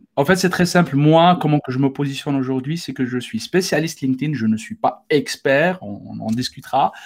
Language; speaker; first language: French; non-native, local second language; Arabic